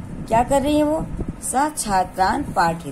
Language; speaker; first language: Hindi; native; Hindi